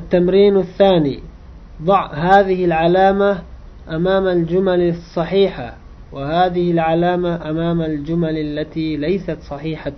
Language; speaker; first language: Arabic; non-native, fluent; Uzbek